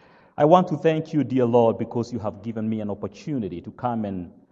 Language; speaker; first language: English; non-native, local second language; Kikuyu